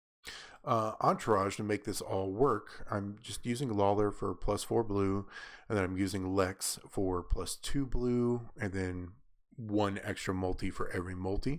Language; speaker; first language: English; native; English